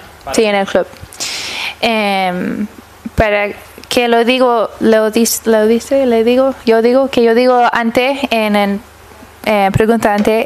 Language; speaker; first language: Spanish; early bilingual, heritage; English